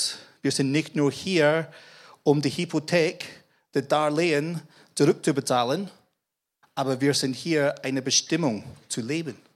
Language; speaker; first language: German; non-native, fluent; English